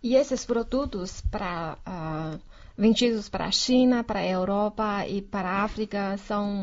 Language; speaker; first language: Portuguese; non-native, fluent; Chinese